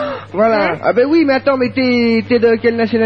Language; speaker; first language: French; native; French